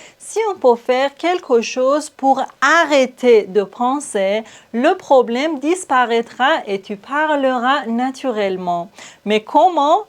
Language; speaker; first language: French; non-native, fluent; Persian